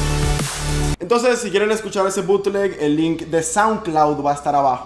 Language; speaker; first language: Spanish; native; Spanish